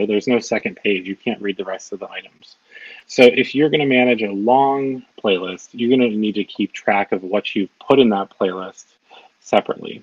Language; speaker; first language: English; native; English